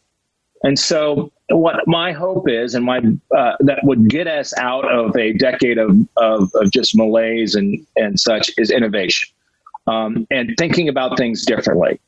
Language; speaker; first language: English; native; English